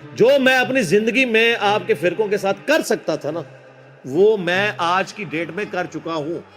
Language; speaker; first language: Urdu; non-native, local second language; Punjabi